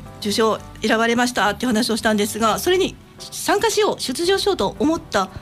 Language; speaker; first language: Japanese; native; Japanese